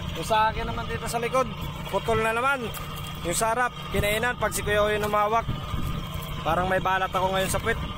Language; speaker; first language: Filipino; non-native, local second language; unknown